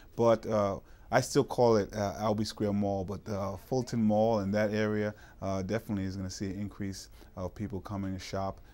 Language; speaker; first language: English; native; English